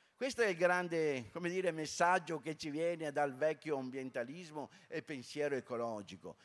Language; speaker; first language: Italian; native; Italian